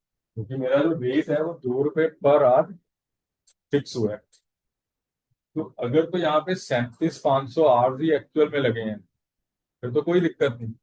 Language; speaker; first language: Hindi; native; Hindi